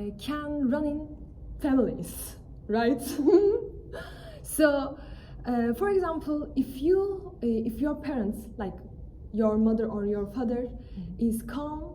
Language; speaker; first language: English; non-native, fluent; Turkish